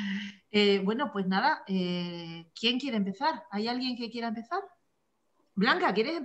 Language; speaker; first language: Spanish; native; Spanish